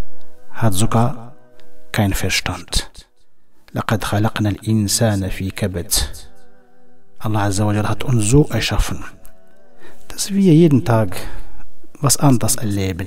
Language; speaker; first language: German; non-native, fluent; Arabic